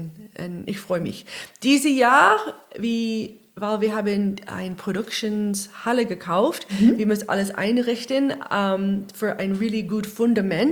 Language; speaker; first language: German; non-native, learner; English